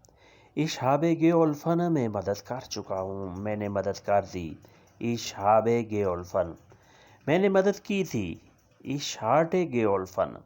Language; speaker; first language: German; non-native, fluent; Urdu